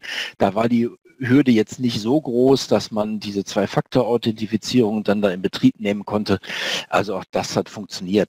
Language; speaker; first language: German; native; German